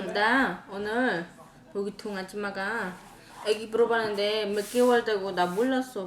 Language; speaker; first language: Korean; non-native, learner; Khmer